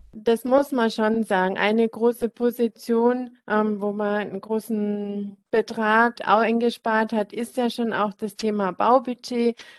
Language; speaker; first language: German; native; German